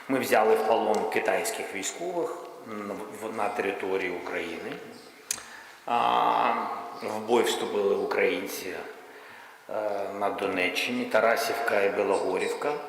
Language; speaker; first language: Ukrainian; non-native, local second language; Russian